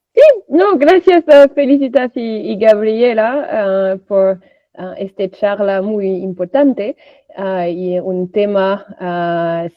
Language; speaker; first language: Spanish; non-native, fluent; French